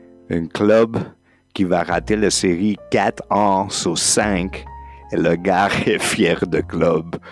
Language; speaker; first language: French; non-native, learner; English